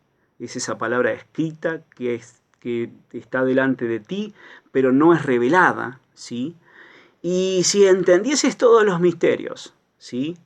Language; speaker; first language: Spanish; native; Spanish